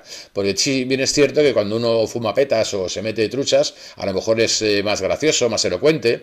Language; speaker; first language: Spanish; native; Spanish